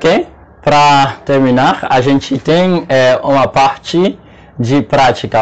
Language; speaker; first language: Portuguese; non-native, learner; Haitian Creole